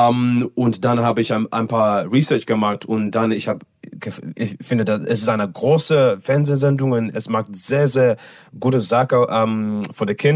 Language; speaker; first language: German; non-native, learner; English